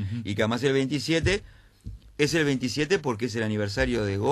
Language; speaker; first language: Spanish; native; Spanish